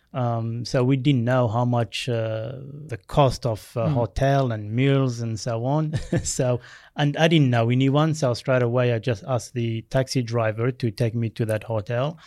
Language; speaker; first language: English; non-native, fluent; Berber languages